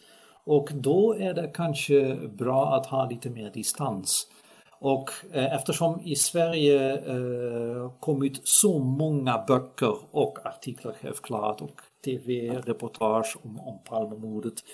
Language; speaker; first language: Swedish; non-native, fluent; Dutch